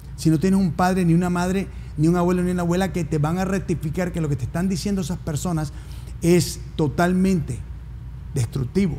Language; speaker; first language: Spanish; native; Spanish